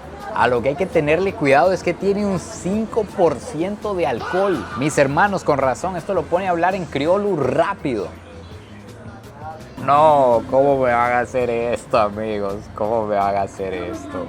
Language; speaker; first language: Spanish; native; Spanish